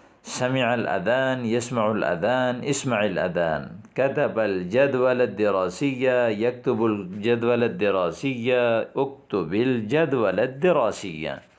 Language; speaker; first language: Arabic; non-native, fluent; Urdu